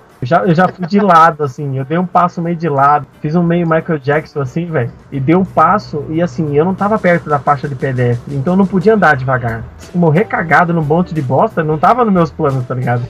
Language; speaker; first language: Portuguese; native; Portuguese